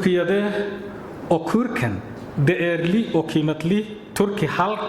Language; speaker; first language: Turkish; non-native, fluent; Somali